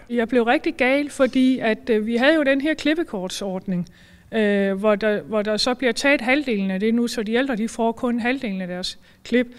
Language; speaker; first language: Danish; native; Danish